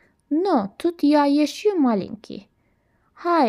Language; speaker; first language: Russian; non-native, learner; Turkish